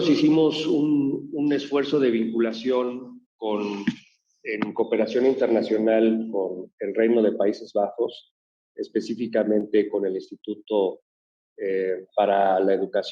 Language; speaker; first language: Spanish; native; Spanish